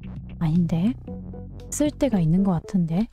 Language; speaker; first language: Korean; native; Korean